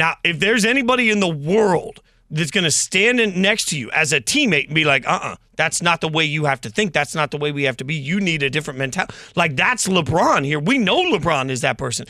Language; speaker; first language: English; native; English